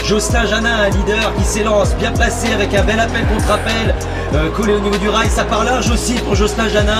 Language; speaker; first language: French; native; French